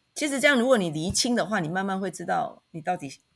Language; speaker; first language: Chinese; native; Chinese